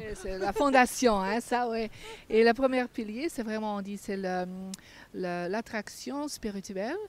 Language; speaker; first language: French; non-native, fluent; Dutch